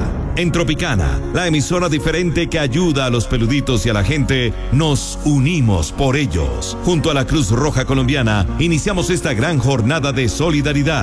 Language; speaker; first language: Spanish; native; Spanish